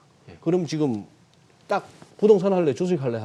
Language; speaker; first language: Korean; native; Korean